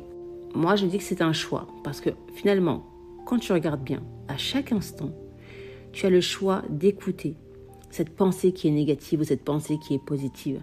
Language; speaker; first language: French; native; French